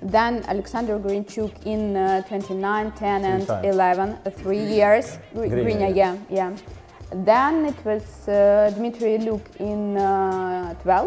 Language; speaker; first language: English; non-native, fluent; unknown